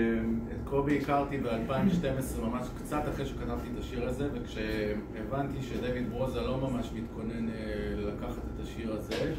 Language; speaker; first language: Hebrew; native; Hebrew